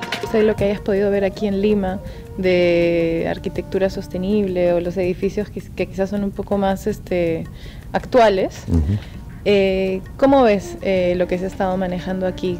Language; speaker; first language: Spanish; native; Spanish